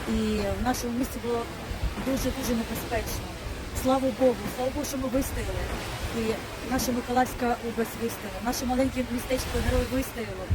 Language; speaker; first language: Ukrainian; non-native, local second language; Russian